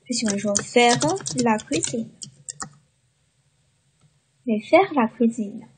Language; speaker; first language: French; non-native, fluent; Chinese